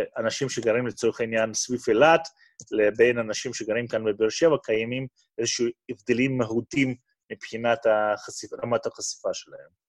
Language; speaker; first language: Hebrew; non-native, fluent; Russian